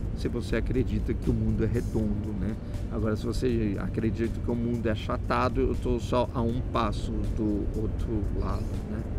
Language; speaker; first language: Portuguese; early bilingual, other home language; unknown